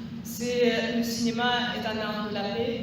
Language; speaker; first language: French; non-native, fluent; Russian